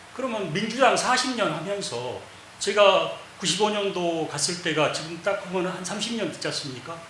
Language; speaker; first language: Korean; native; Korean